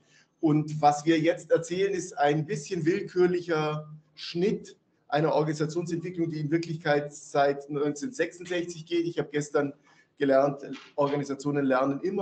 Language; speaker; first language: German; native; German